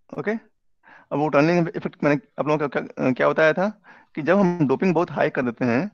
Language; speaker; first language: Hindi; native; Hindi